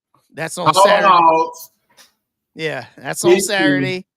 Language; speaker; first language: English; native; English